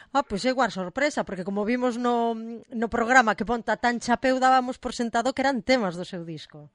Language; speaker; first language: Galician; native; Galician